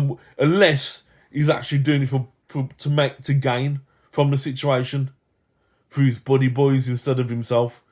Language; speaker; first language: English; native; English